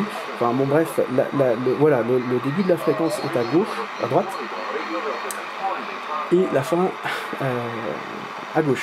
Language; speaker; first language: French; native; French